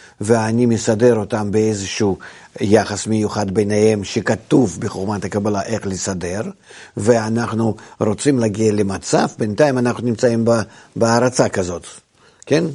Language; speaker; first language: Hebrew; non-native, fluent; Russian